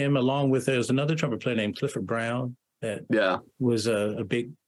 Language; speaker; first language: English; native; English